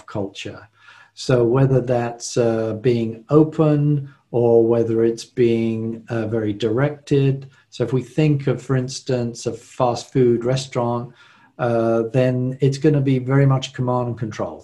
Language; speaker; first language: English; native; English